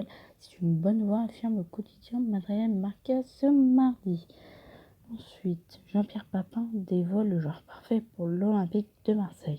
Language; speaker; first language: French; native; French